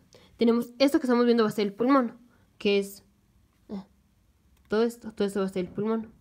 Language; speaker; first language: Spanish; native; Spanish